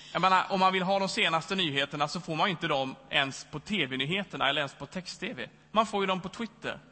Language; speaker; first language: Swedish; native; Swedish